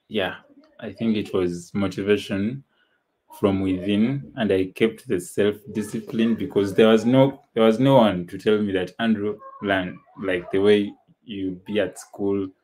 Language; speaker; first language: English; non-native, local second language; Ganda